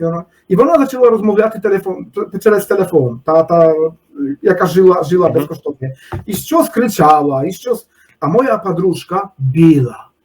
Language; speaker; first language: Polish; non-native, learner; Ukrainian